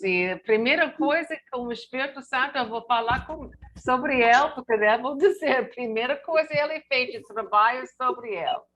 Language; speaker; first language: Portuguese; non-native, learner; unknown